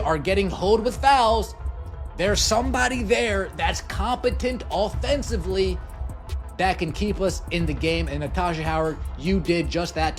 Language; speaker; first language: English; native; English